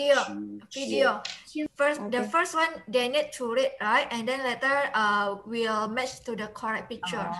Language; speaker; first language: English; non-native, fluent; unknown